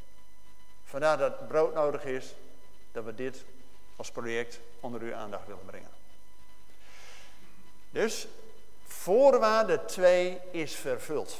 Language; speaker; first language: Dutch; native; Dutch